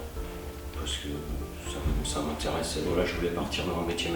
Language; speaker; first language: French; native; French